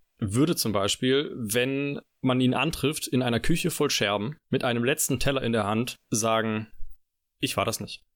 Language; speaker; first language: German; native; German